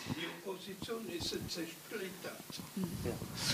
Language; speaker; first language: German; non-native, fluent; Italian